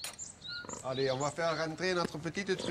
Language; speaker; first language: French; native; French